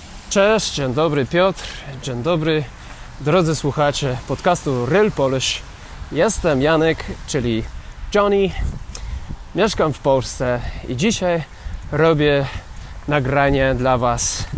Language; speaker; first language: Polish; non-native, learner; English